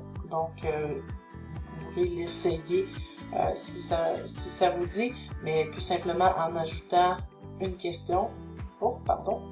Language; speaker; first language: French; native; French